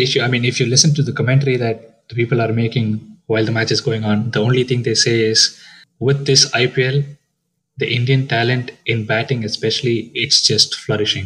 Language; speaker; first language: English; non-native, local second language; Tamil